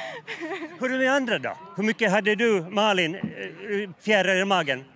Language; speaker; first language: Swedish; native; Swedish